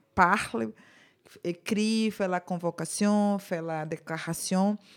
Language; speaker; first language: French; non-native, learner; Portuguese